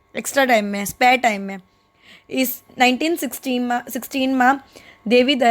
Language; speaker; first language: Hindi; non-native, local second language; Gujarati